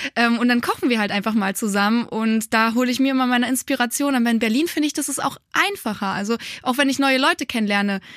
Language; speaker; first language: German; early bilingual, other home language; Polish